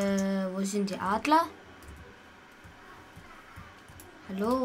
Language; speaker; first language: German; early bilingual, other home language; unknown